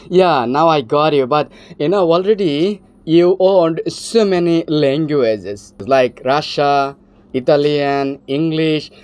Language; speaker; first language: English; non-native, learner; Bangla